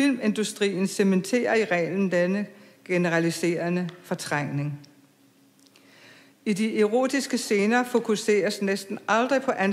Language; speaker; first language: Danish; native; Danish